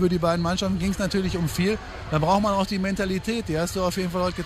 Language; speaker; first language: German; native; German